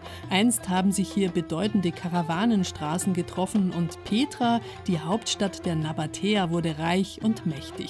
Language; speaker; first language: German; native; German